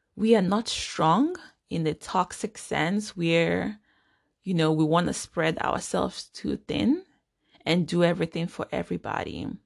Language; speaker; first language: English; non-native, local second language; Igbo